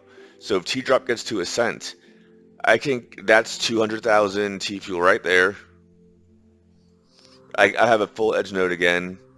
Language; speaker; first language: English; native; English